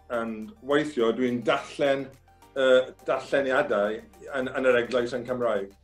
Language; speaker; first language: Welsh; non-native, fluent; English